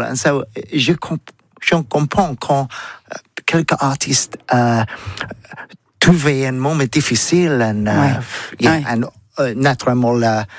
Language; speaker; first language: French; non-native, learner; English